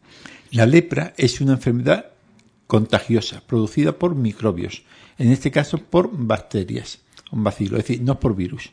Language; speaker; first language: Spanish; native; Spanish